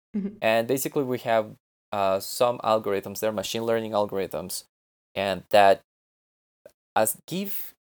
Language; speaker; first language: English; non-native, fluent; Spanish